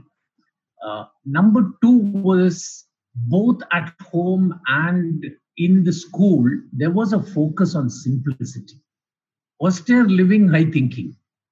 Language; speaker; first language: English; non-native, local second language; Malayalam